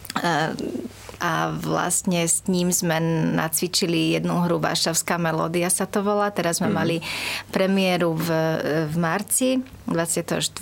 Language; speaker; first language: Slovak; non-native, local second language; Hungarian